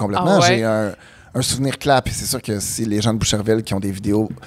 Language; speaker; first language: French; native; French